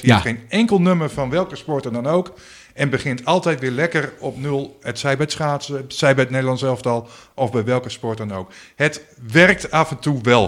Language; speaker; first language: Dutch; native; Dutch